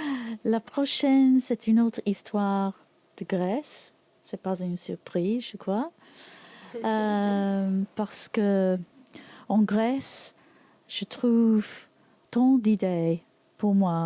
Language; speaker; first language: French; non-native, learner; English